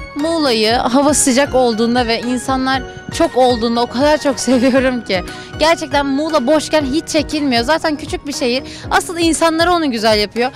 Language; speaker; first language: Turkish; native; Turkish